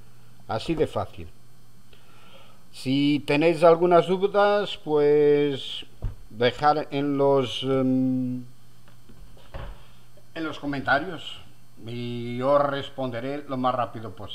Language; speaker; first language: Spanish; non-native, fluent; Portuguese